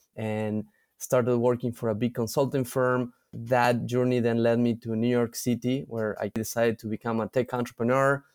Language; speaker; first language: English; non-native, fluent; Spanish